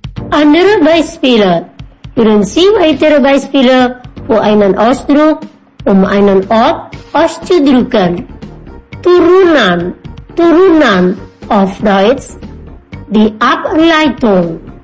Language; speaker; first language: German; non-native, fluent; Indonesian